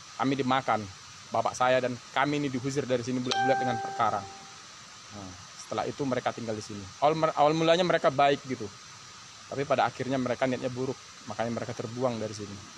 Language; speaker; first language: Indonesian; native; Indonesian